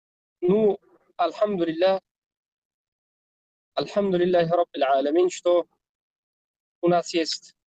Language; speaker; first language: Russian; non-native, learner; Tajik